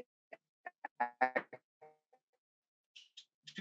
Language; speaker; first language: English; non-native, local second language; Tamil